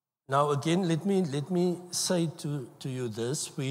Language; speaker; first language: English; non-native, local second language; Afrikaans